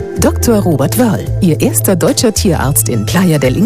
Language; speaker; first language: German; native; German